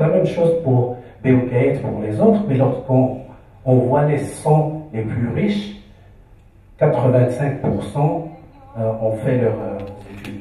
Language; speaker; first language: French; non-native, local second language; Arabic